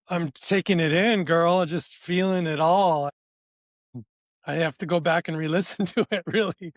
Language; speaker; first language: English; native; English